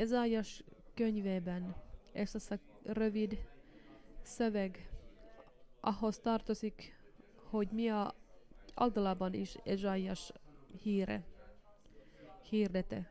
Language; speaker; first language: Hungarian; non-native, fluent; Finnish